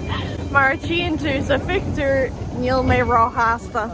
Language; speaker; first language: Irish; non-native, local second language; English